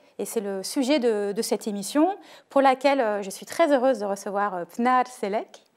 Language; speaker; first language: French; native; French